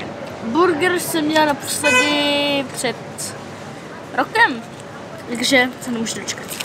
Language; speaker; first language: Czech; early bilingual, heritage; Czech